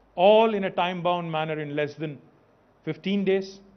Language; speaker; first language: English; non-native, local second language; Telugu